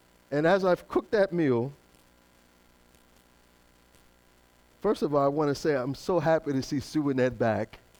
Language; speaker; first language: English; native; English